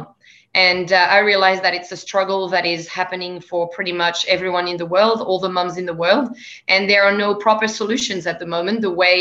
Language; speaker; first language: English; non-native, fluent; French